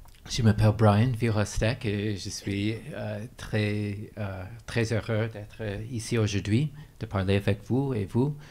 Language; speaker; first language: French; non-native, fluent; English